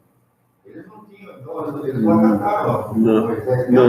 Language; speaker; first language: Portuguese; native; Portuguese